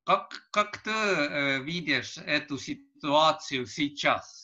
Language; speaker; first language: Russian; non-native, learner; Estonian